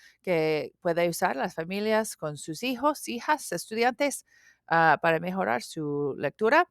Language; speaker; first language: Spanish; non-native, learner; English